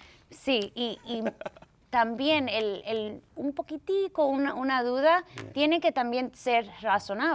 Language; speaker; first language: Spanish; early bilingual, heritage; Spanish